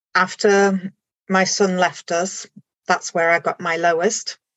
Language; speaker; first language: English; non-native, fluent; German